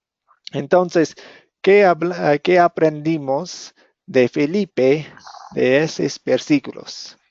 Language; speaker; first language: Spanish; non-native, fluent; English